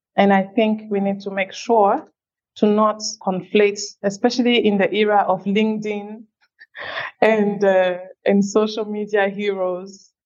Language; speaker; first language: English; non-native, local second language; French